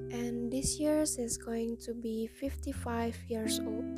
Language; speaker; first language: English; non-native, fluent; Indonesian